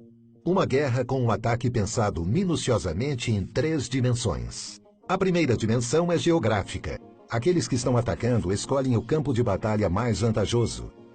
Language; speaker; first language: Portuguese; native; Portuguese